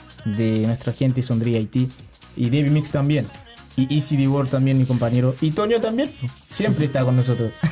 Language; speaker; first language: Spanish; non-native, learner; Haitian Creole